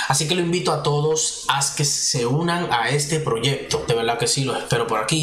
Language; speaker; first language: Spanish; native; Spanish